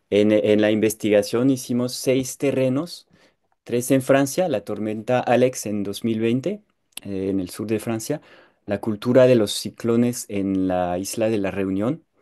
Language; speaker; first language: Spanish; non-native, fluent; French